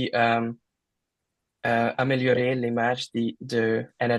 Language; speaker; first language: French; non-native, learner; Dutch